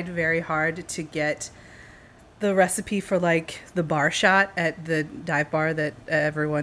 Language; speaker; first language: English; native; English